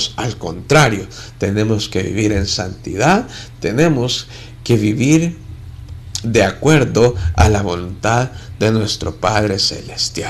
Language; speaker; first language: Spanish; native; Spanish